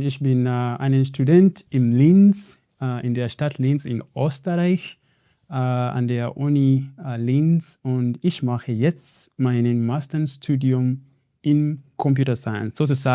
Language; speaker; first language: German; non-native, learner; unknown